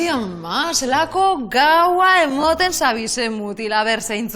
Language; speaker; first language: Basque; native; Basque